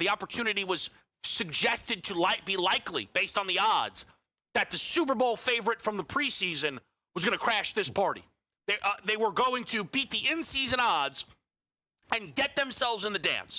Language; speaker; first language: English; native; English